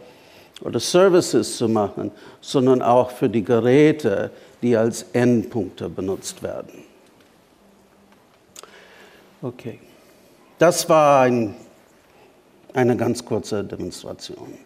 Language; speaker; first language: German; non-native, fluent; English